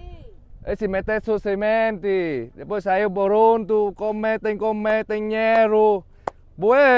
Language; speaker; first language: Portuguese; non-native, learner; Vietnamese